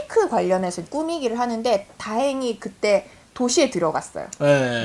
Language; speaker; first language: Korean; native; Korean